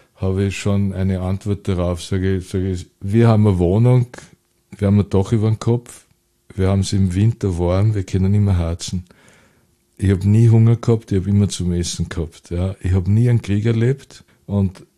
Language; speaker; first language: German; native; German